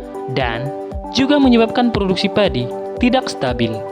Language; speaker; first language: Indonesian; native; Indonesian